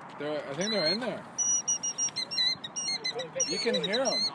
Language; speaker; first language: English; native; English